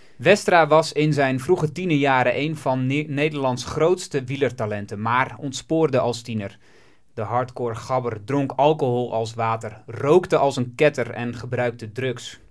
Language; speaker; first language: Dutch; native; Dutch